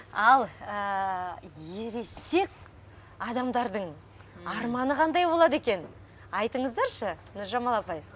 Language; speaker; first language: Kazakh; native; Kazakh